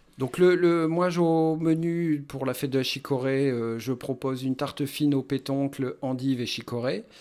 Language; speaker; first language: French; native; French